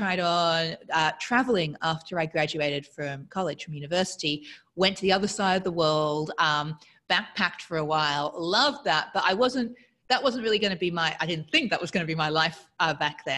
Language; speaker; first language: English; native; English